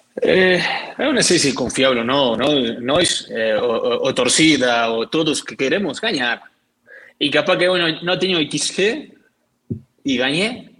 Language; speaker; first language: Portuguese; non-native, learner; Spanish